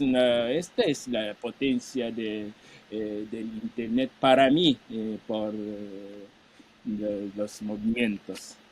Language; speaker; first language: Spanish; non-native, fluent; Japanese